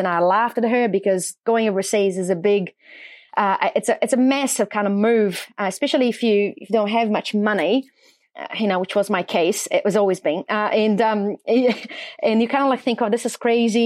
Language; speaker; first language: English; non-native, fluent; Portuguese